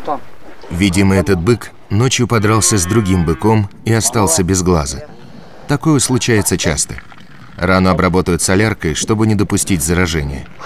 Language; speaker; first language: Russian; native; Russian